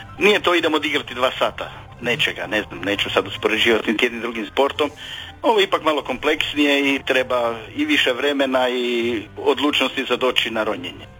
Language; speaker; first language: Croatian; native; Croatian